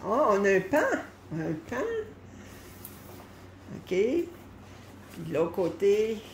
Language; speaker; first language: French; native; French